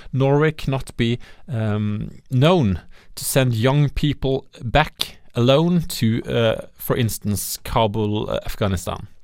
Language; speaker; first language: English; non-native, fluent; Norwegian